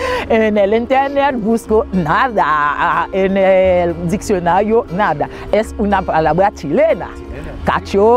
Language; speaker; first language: Spanish; non-native, fluent; Haitian Creole